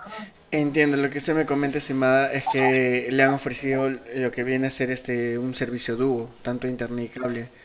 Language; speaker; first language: Spanish; native; Spanish